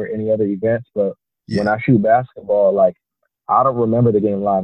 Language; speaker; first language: English; native; English